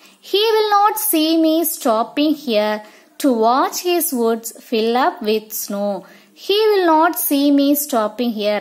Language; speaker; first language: English; non-native, local second language; Tamil